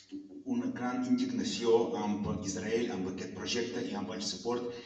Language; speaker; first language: Catalan; non-native, fluent; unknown